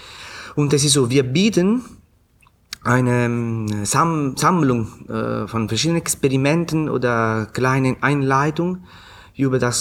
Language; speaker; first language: German; non-native, fluent; Italian